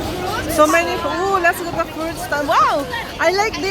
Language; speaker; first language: English; non-native, learner; Filipino